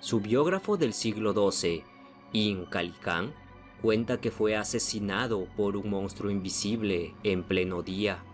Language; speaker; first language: Spanish; native; Spanish